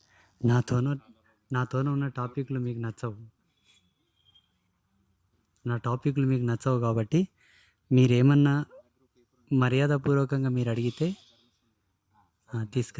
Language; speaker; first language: Telugu; native; Telugu